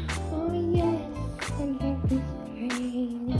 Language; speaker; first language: English; non-native, fluent; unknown